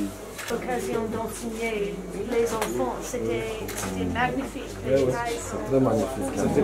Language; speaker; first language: French; non-native, fluent; English